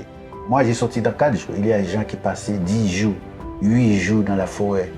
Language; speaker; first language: French; non-native, learner; Haitian Creole